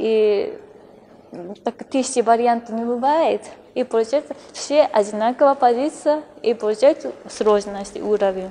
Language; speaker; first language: Russian; non-native, fluent; Japanese